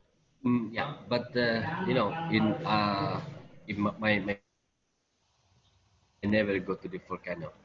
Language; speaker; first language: English; non-native, learner; Indonesian